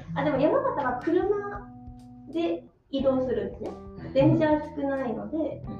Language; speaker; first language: Japanese; native; Japanese